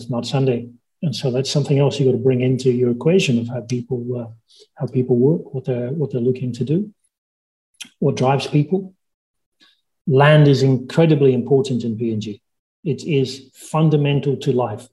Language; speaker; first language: English; native; English